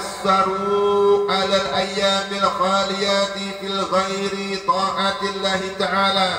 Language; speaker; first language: Arabic; non-native, fluent; Indonesian